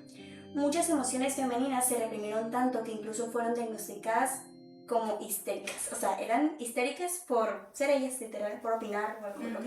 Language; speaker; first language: Spanish; native; Spanish